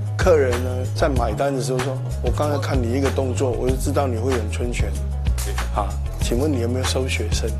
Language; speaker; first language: Chinese; non-native, local second language; Cantonese